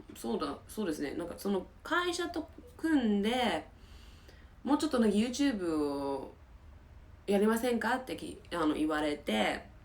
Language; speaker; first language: Japanese; non-native, fluent; English